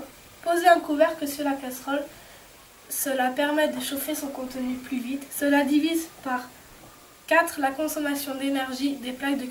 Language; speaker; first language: French; native; French